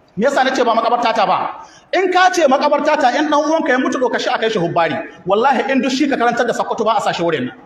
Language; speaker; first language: Hausa; native; Hausa